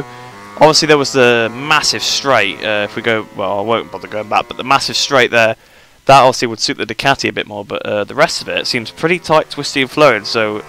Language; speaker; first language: English; native; English